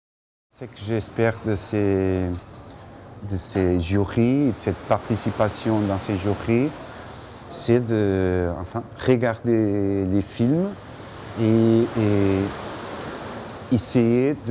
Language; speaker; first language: French; non-native, fluent; Portuguese